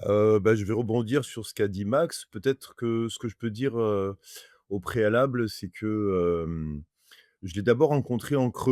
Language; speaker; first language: French; native; French